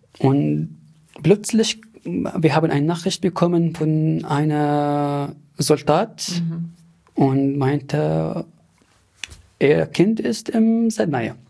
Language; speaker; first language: German; non-native, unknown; Arabic